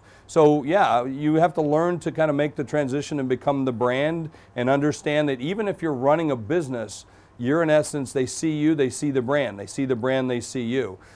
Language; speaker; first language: English; native; English